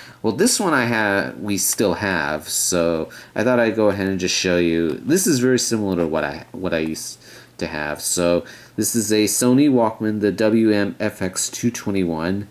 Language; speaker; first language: English; native; English